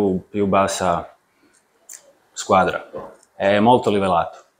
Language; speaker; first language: Italian; non-native, learner; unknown